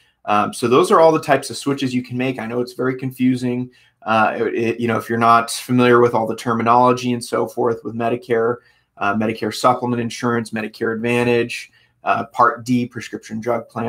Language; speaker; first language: English; native; English